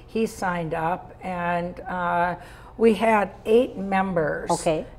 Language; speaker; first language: English; native; English